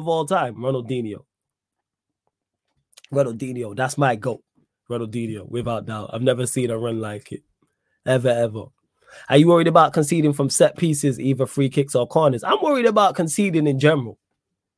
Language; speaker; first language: English; native; English